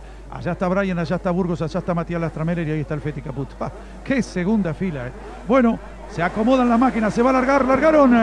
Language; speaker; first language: Spanish; native; Spanish